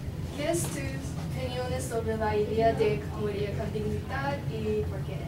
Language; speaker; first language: Spanish; non-native, learner; English